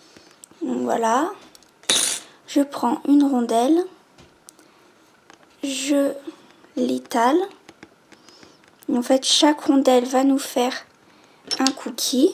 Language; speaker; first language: French; native; French